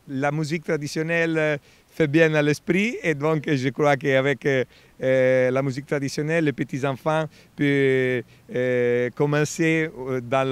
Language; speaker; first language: French; non-native, fluent; Italian